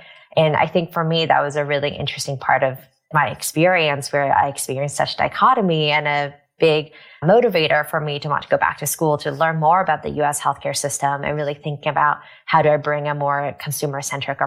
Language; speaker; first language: English; native; English